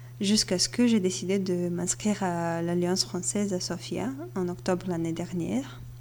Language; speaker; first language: French; non-native, learner; Bulgarian